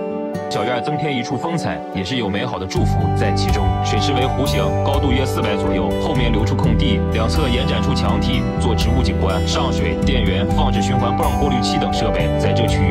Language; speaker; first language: Chinese; native; Chinese